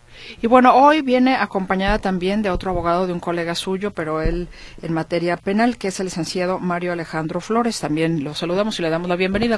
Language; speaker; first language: Spanish; native; Spanish